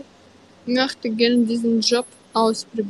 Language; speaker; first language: German; non-native, learner; Russian